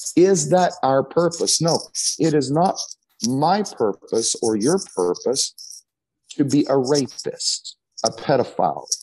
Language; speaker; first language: English; native; English